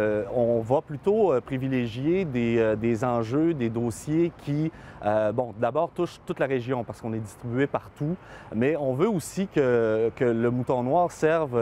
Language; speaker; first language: French; native; French